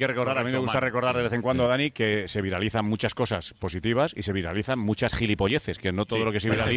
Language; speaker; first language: Spanish; native; Spanish